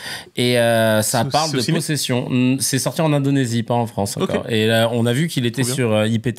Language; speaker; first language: French; native; French